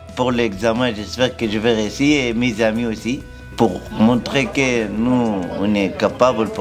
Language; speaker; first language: French; non-native, learner; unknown